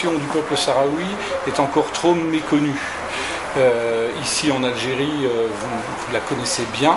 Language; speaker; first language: French; native; French